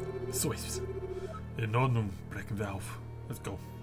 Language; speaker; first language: German; non-native, learner; English